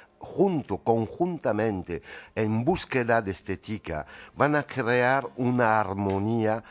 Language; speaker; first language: Spanish; non-native, fluent; French